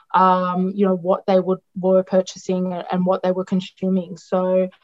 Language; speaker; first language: English; non-native, local second language; Greek